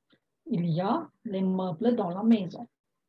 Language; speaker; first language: French; non-native, fluent; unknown